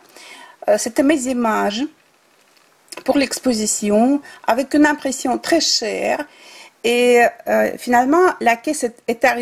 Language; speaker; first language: French; non-native, fluent; Russian